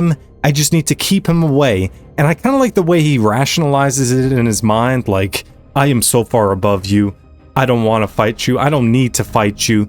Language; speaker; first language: English; native; English